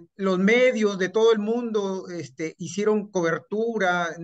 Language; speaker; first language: Spanish; native; Spanish